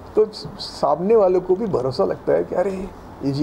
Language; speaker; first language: Hindi; non-native, local second language; Marathi